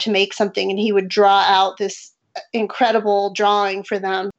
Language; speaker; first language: English; native; English